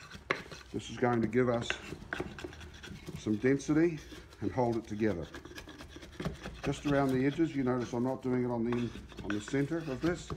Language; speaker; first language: English; native; English